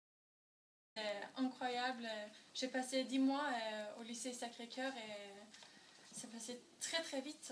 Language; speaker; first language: French; non-native, learner; Norwegian